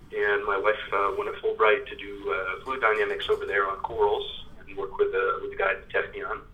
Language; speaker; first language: English; early bilingual, other home language; French